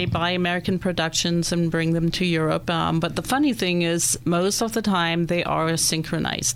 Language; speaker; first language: English; non-native, fluent; German